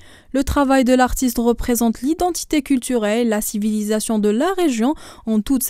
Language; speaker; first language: French; non-native, local second language; Arabic